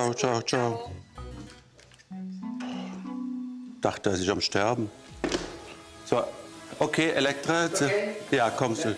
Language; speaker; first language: German; native; German